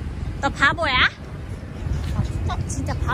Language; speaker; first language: Korean; non-native, learner; Vietnamese